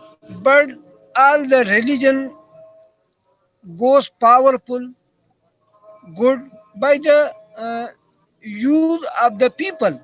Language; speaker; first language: English; non-native, learner; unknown